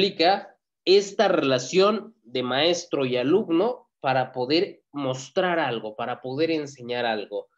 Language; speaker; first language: Spanish; native; Spanish